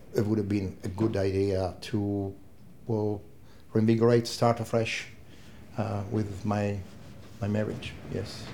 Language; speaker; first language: English; non-native, fluent; Italian